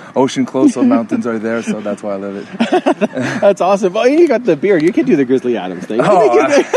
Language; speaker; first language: English; native; English